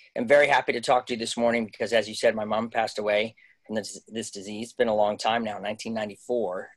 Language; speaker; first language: English; native; English